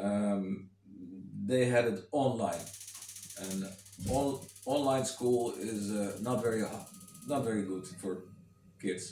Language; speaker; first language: English; non-native, fluent; Dutch